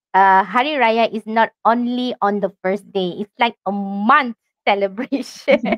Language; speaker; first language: English; non-native, local second language; Malay